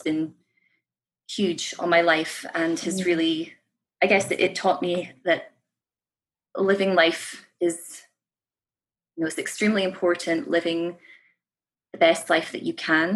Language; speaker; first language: English; native; English